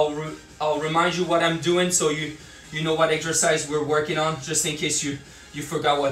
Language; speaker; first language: English; native; English